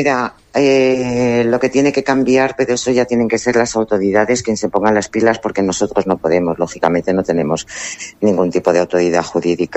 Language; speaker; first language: Spanish; native; Spanish